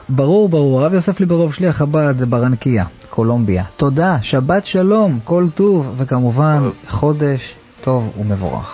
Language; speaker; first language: Hebrew; native; Hebrew